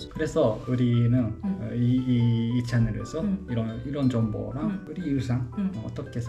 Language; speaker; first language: Korean; non-native, learner; Japanese